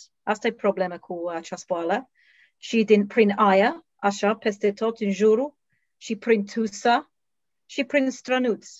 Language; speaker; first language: Romanian; non-native, learner; English